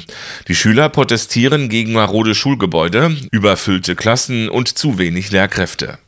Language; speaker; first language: German; native; German